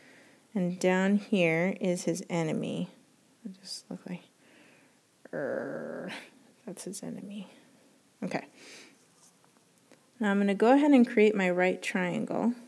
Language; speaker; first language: English; native; English